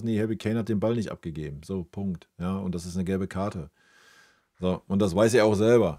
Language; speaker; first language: German; native; German